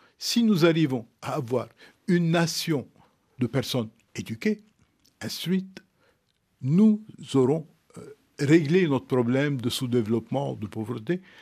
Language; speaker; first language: French; non-native, local second language; Arabic